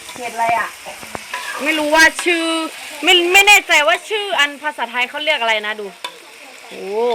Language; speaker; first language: Thai; non-native, local second language; Karen languages